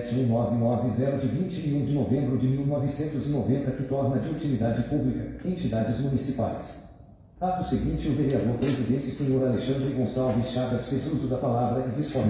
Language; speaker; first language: Portuguese; native; Portuguese